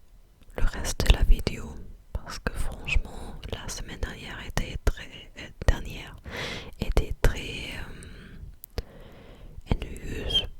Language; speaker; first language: French; non-native, learner; English